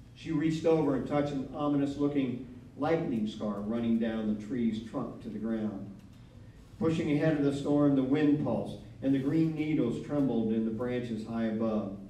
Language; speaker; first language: English; native; English